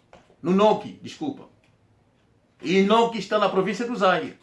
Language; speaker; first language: Portuguese; non-native, local second language; Kongo